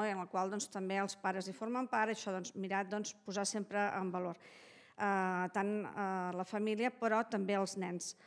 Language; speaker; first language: Catalan; native; Catalan